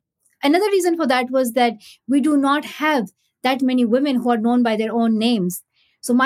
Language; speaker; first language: English; non-native, local second language; Pashto